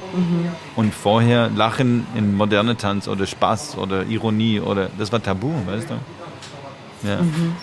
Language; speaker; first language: German; non-native, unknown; French